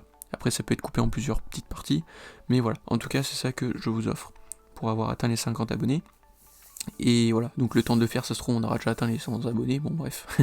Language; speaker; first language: French; native; French